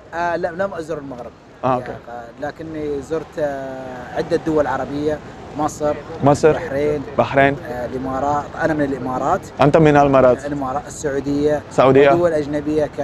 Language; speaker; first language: Arabic; non-native, learner; Dutch